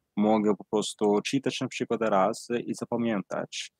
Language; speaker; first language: Polish; non-native, learner; Italian